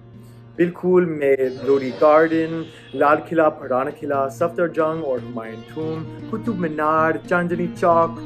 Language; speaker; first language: Hindi; non-native, fluent; English